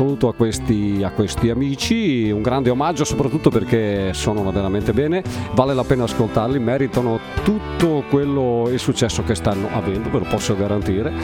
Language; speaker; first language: Italian; native; Italian